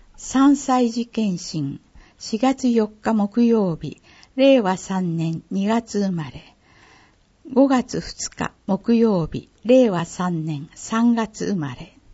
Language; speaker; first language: Japanese; native; Japanese